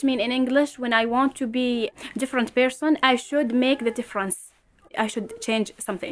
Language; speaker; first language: English; non-native, fluent; Arabic